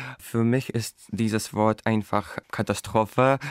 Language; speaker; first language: German; non-native, fluent; Azerbaijani